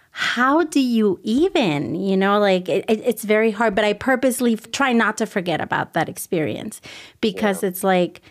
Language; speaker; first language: English; early bilingual, other home language; Spanish